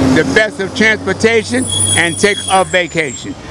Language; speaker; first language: English; native; English